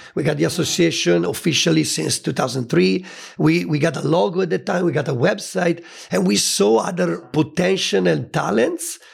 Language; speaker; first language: English; non-native, fluent; Italian